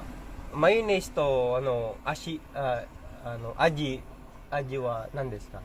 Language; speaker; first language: Japanese; non-native, learner; Filipino